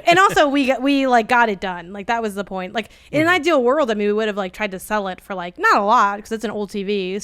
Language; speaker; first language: English; native; English